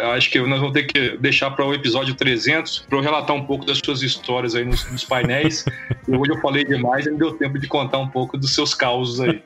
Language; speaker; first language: Portuguese; native; Portuguese